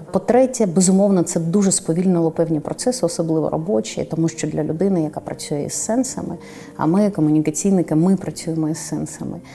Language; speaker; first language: Ukrainian; non-native, local second language; Russian